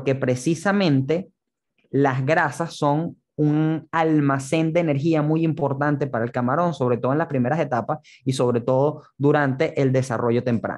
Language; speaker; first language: Spanish; native; Spanish